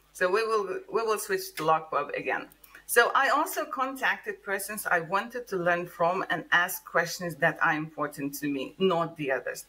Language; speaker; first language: English; non-native, fluent; Lithuanian